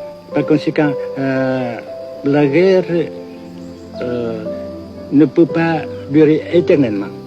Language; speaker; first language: French; non-native, local second language; Vietnamese